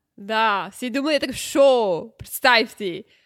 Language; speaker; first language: Russian; non-native, learner; English